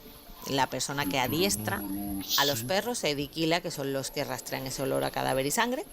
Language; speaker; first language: Spanish; native; Spanish